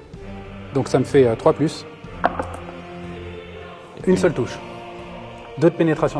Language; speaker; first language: French; native; French